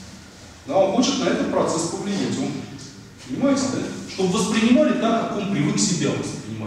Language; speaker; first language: Russian; native; Russian